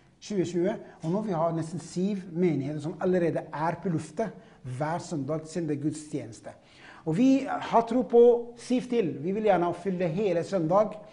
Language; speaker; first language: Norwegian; non-native, fluent; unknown